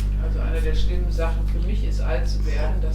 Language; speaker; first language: German; native; German